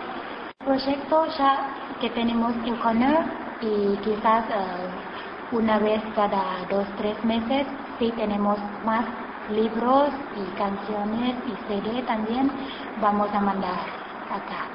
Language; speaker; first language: Spanish; non-native, learner; Thai